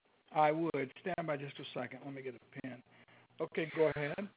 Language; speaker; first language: English; native; English